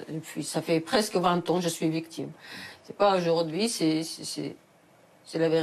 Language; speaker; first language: French; non-native, learner; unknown